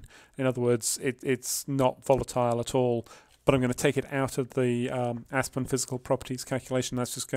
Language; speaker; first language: English; native; English